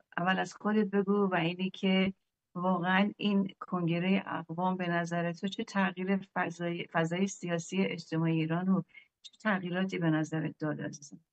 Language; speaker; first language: Persian; native; Persian